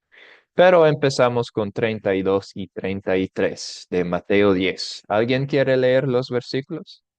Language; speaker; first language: Spanish; non-native, fluent; English